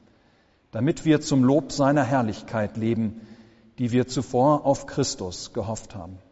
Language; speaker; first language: German; native; German